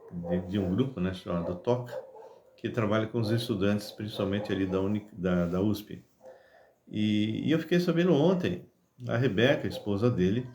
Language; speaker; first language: Portuguese; native; Portuguese